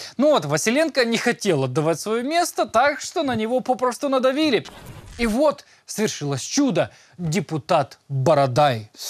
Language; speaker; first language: Russian; native; Russian